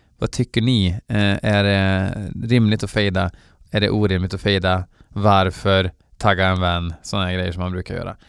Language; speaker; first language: Swedish; native; Swedish